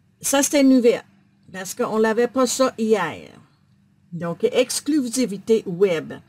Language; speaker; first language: French; native; French